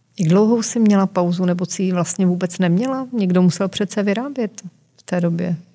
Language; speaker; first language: Czech; native; Czech